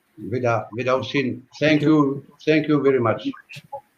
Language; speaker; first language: English; non-native, learner; French